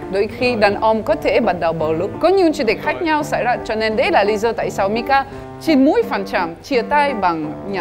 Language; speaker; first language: Vietnamese; non-native, fluent; French